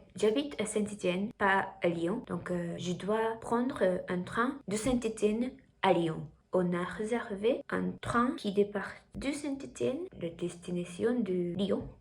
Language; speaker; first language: French; non-native, learner; Japanese